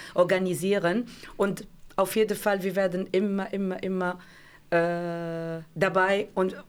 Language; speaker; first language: German; non-native, learner; Arabic